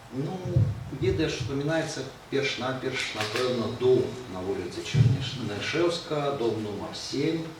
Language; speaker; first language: Belarusian; native; Belarusian